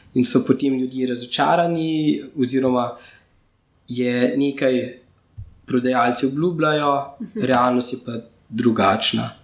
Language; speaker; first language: Slovenian; native; Slovenian